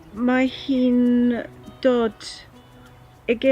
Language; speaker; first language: Welsh; non-native, learner; English